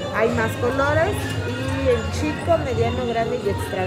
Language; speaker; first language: Spanish; native; Spanish